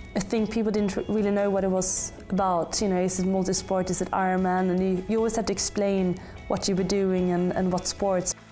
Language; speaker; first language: English; non-native, fluent; Swedish